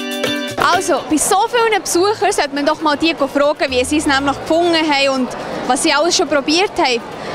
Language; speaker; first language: German; early bilingual, other home language; Tamil